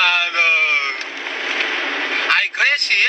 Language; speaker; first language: English; non-native, learner; Indonesian